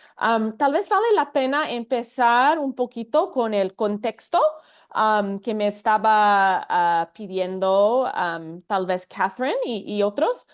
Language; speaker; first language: Spanish; non-native, fluent; English